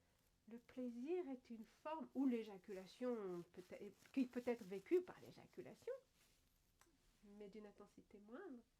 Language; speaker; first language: French; native; French